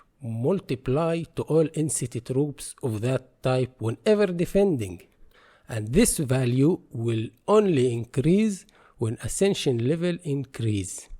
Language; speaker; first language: English; non-native, fluent; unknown